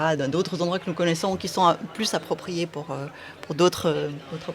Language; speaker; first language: French; native; French